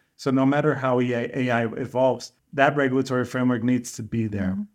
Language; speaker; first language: English; non-native, fluent; Portuguese